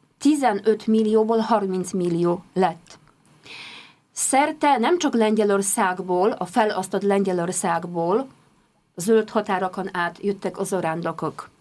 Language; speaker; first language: Hungarian; non-native, fluent; Polish